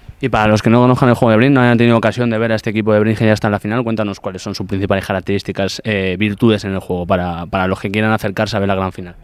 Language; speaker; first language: Spanish; native; Spanish